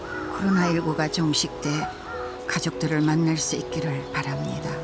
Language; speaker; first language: Korean; native; Korean